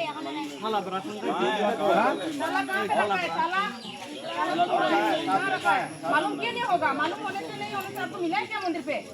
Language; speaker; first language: Hindi; non-native, local second language; Bangla